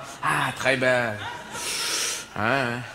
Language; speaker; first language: French; non-native, fluent; English